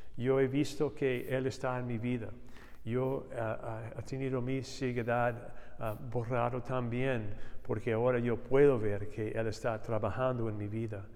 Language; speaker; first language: Spanish; non-native, learner; English